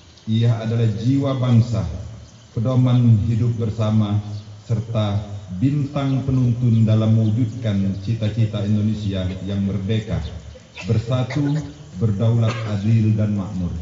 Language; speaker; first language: Indonesian; native; Indonesian